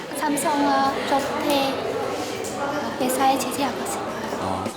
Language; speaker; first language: Korean; non-native, learner; Vietnamese